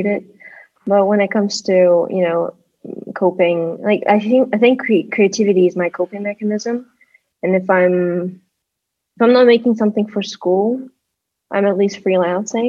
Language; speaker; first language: English; non-native, fluent; Russian